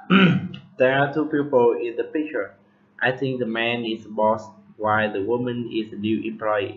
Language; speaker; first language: English; non-native, learner; Vietnamese